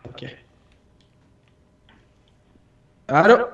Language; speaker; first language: French; native; French